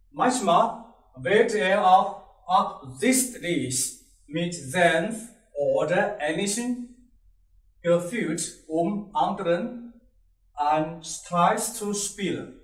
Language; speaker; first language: German; non-native, learner; Chinese